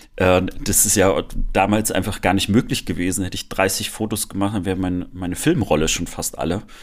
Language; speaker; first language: German; native; German